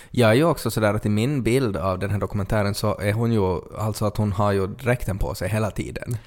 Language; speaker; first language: Swedish; native; Swedish